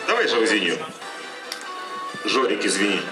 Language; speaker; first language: Russian; native; Russian